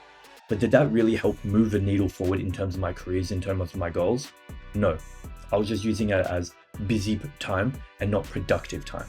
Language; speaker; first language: English; native; English